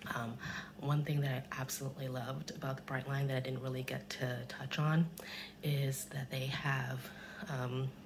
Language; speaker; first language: English; native; English